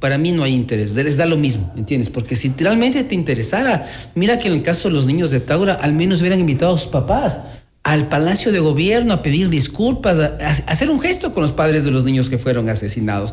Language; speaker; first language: Spanish; native; Spanish